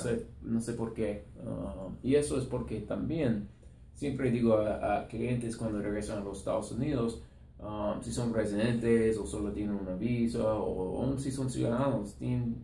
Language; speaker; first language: Spanish; non-native, fluent; English